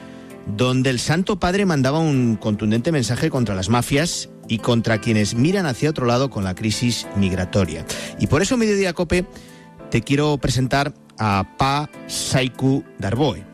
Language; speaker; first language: Spanish; native; Spanish